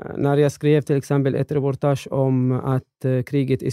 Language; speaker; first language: Swedish; non-native, fluent; Arabic